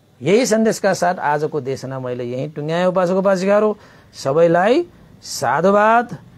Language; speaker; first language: Nepali; non-native, local second language; Newari